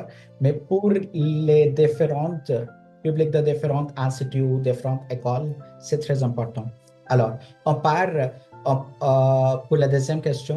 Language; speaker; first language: French; non-native, fluent; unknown